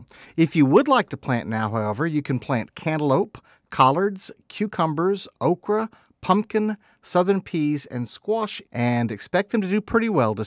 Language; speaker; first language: English; native; English